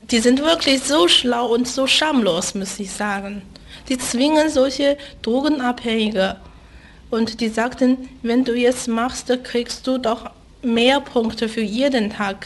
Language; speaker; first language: German; non-native, fluent; Chinese